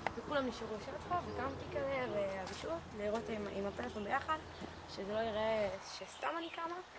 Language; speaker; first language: Hebrew; native; Hebrew